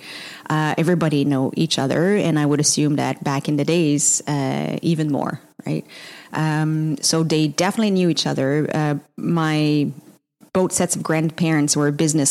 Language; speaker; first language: English; non-native, fluent; French